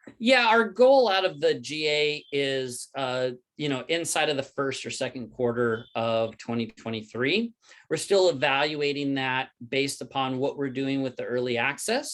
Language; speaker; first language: English; native; English